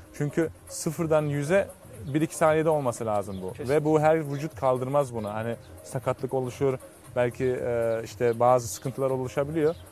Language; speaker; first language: Turkish; early bilingual, heritage; Turkish